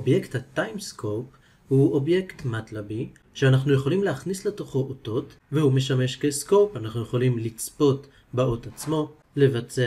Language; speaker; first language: Hebrew; native; Hebrew